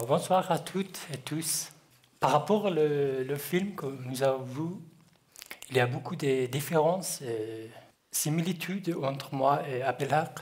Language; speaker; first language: French; non-native, learner; Kurdish